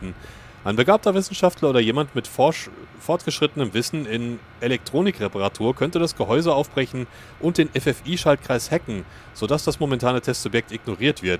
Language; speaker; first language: German; native; German